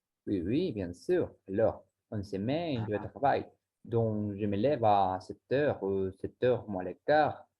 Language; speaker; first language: French; non-native, learner; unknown